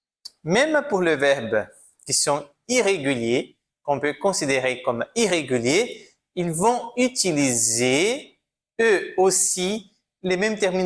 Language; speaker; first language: French; non-native, fluent; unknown